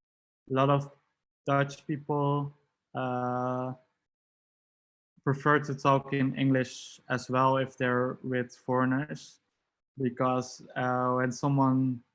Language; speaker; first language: English; non-native, fluent; Dutch